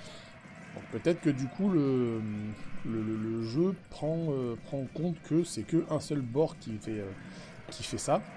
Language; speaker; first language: French; native; French